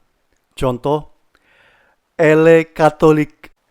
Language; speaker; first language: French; non-native, fluent; Indonesian